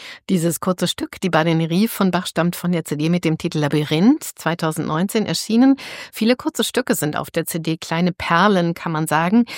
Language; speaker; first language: German; native; German